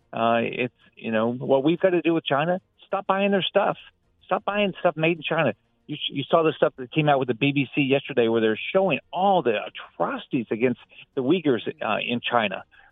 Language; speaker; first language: English; native; English